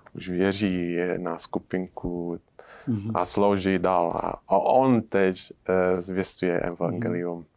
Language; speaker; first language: Czech; non-native, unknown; English